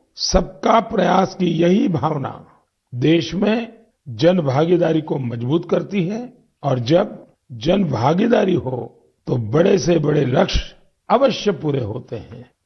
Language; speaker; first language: Hindi; non-native, local second language; Gujarati